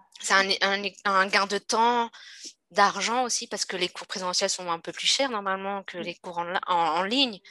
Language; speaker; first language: French; native; French